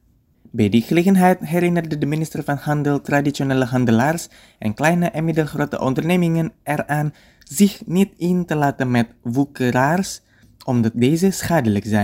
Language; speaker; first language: Dutch; non-native, fluent; Indonesian